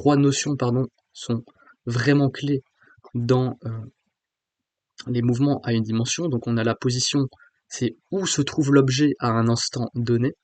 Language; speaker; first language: French; native; French